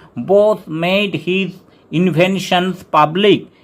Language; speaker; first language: English; non-native, local second language; Bangla